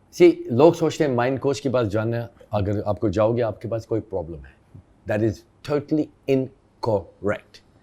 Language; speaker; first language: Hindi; early bilingual, heritage; Hindi